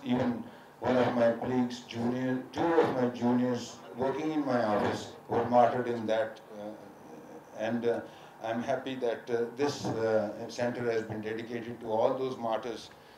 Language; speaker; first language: English; non-native, local second language; Pashto